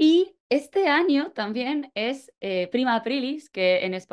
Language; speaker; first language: Spanish; non-native, fluent; Polish